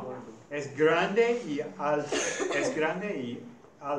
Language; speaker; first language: Spanish; non-native, fluent; English